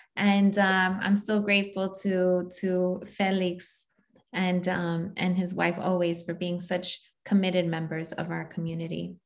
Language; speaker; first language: English; native; English